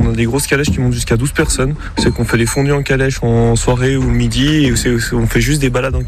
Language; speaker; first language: French; native; French